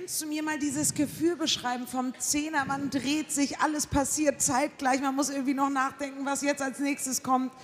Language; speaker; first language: German; native; German